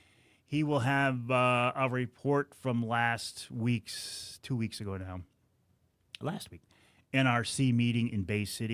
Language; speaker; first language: English; native; English